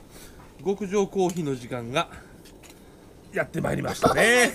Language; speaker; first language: Japanese; native; Japanese